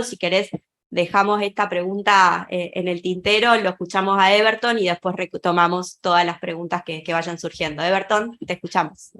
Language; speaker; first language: Spanish; native; Spanish